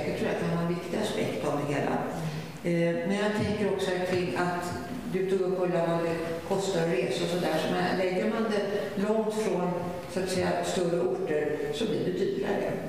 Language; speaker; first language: Swedish; native; Swedish